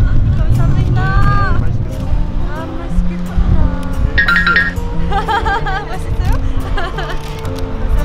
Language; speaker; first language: Korean; non-native, learner; Japanese